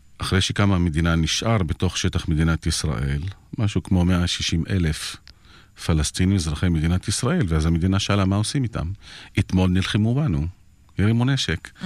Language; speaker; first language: Hebrew; non-native, local second language; Arabic